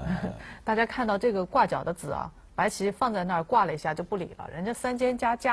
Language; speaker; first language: Chinese; native; Chinese